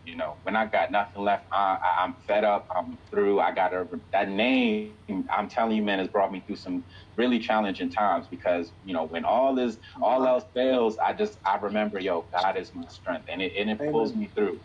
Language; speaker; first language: English; native; English